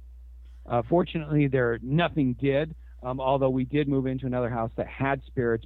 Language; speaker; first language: English; native; English